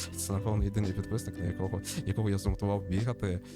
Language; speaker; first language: Ukrainian; non-native, local second language; Russian